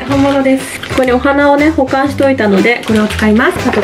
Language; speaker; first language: Japanese; native; Japanese